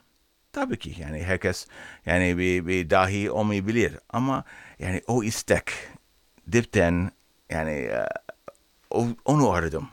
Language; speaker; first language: Turkish; non-native, learner; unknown